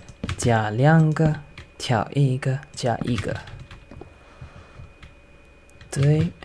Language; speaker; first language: Chinese; non-native, learner; English